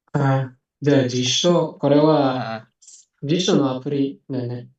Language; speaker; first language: Japanese; non-native, fluent; Indonesian